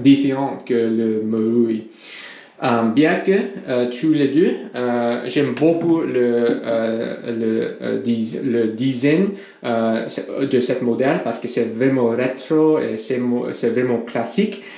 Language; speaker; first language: French; non-native, learner; English